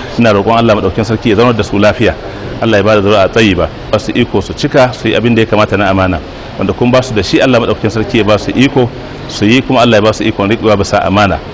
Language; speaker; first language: Hausa; native; Hausa